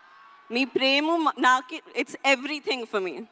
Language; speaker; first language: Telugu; non-native, learner; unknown